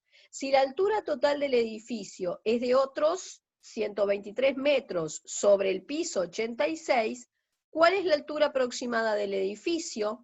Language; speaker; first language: Spanish; native; Spanish